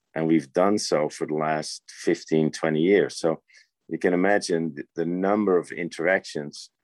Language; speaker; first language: English; non-native, fluent; Dutch